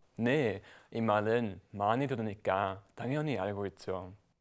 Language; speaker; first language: Korean; non-native, learner; German